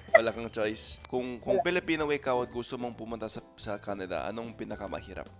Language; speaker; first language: Filipino; non-native, fluent; Spanish